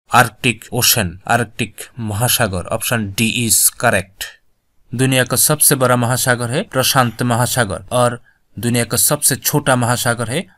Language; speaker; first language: Hindi; non-native, local second language; Bangla